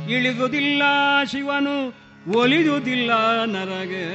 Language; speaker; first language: Kannada; non-native, local second language; Malayalam